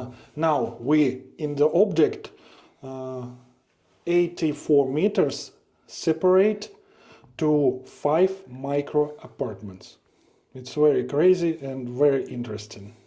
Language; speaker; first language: English; non-native, learner; Russian